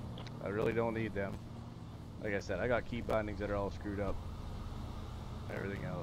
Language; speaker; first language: English; native; English